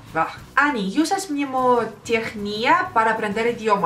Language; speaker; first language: Spanish; non-native, learner; Russian